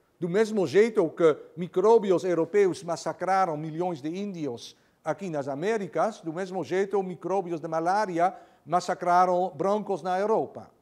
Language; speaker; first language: Portuguese; non-native, fluent; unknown